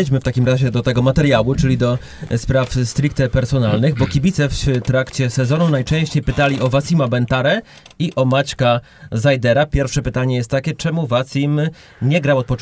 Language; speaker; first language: Polish; native; Polish